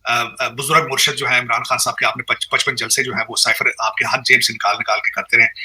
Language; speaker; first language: Urdu; non-native, local second language; Punjabi